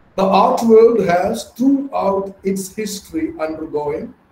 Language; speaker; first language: English; non-native, local second language; Malayalam